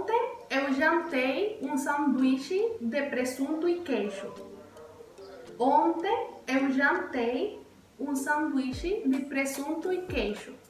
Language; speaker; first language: Portuguese; non-native, learner; Spanish